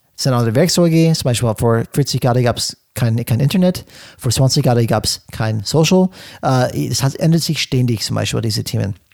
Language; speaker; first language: German; non-native, fluent; English